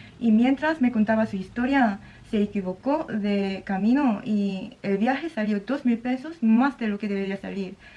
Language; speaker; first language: Spanish; non-native, fluent; Korean